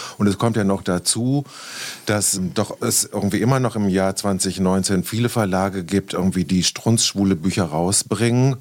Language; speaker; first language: German; native; German